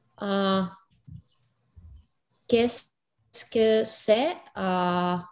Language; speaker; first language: French; non-native, learner; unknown